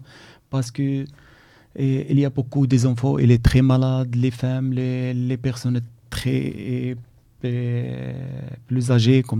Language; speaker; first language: French; non-native, learner; Arabic